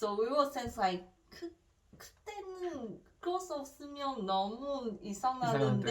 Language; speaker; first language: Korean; non-native, fluent; Chinese